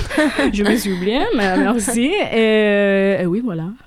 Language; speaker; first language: French; non-native, fluent; Italian